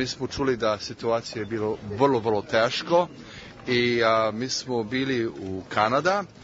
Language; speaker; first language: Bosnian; non-native, learner; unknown